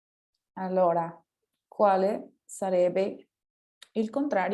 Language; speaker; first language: Italian; non-native, fluent; Spanish